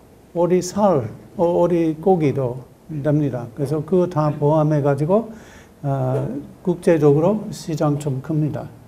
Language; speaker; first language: Korean; non-native, learner; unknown